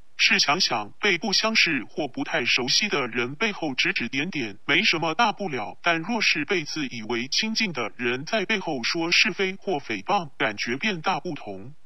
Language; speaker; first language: Chinese; non-native, local second language; Cantonese